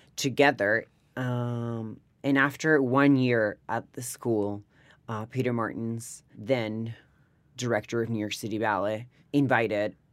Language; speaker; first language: English; non-native, fluent; Spanish